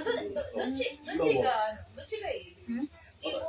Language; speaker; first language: Japanese; non-native, learner; Filipino